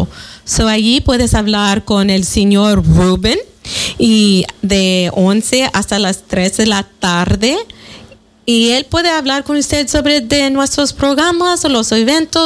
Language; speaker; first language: Spanish; non-native, fluent; English